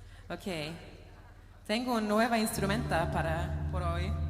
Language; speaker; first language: Spanish; non-native, learner; Swedish